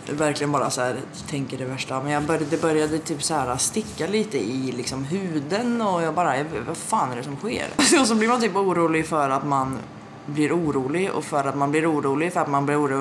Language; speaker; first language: Swedish; native; Swedish